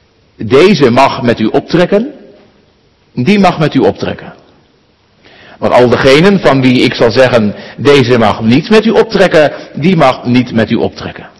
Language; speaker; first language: Dutch; native; Dutch